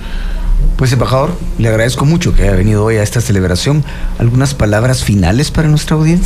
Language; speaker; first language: Spanish; native; Spanish